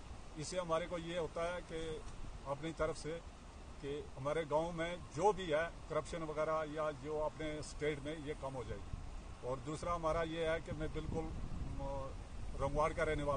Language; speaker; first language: Urdu; non-native, local second language; Kashmiri